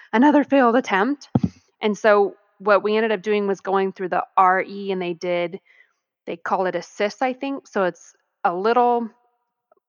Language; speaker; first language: English; native; English